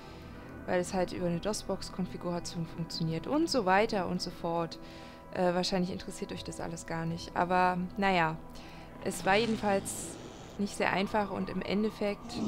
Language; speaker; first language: German; native; German